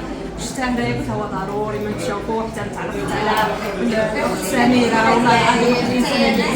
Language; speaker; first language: Arabic; native; Arabic